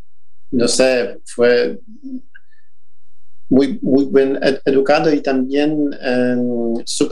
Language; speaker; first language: Spanish; non-native, fluent; Polish